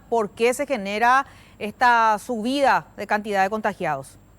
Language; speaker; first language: Spanish; native; Spanish